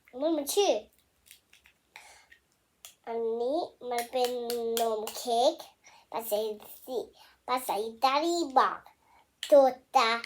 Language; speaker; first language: Thai; early bilingual, heritage; Thai